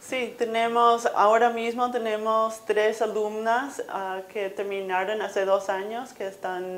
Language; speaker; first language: Spanish; non-native, fluent; English